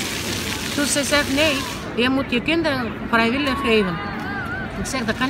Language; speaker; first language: Dutch; non-native, learner; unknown